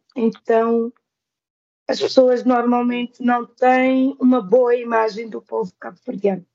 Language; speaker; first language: Portuguese; non-native, local second language; Kabuverdianu